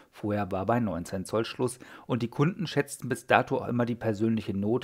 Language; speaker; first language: German; native; German